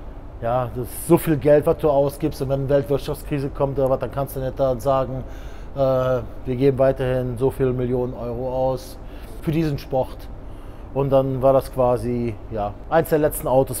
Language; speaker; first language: German; native; German